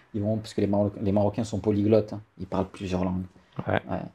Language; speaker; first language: French; native; French